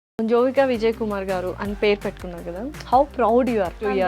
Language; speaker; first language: Telugu; native; Telugu